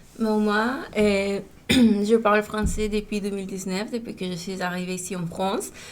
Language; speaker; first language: French; non-native, fluent; Spanish